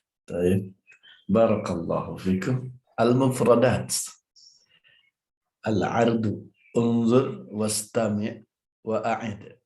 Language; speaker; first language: Arabic; non-native, fluent; Indonesian